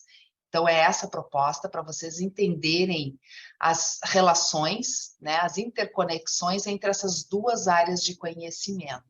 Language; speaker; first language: Portuguese; native; Portuguese